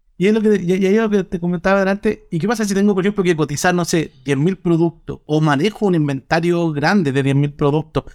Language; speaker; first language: Spanish; native; Spanish